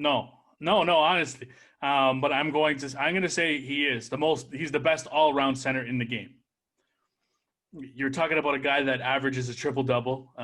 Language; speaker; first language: English; native; English